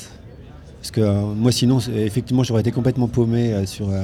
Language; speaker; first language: French; native; French